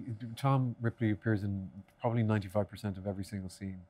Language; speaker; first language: English; native; English